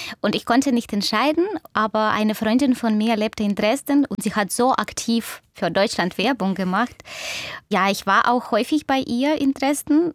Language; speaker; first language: German; non-native, fluent; Russian